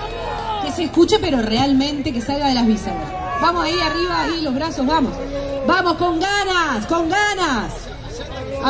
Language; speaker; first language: Spanish; native; Spanish